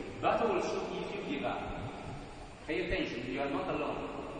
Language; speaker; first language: English; non-native, fluent; Italian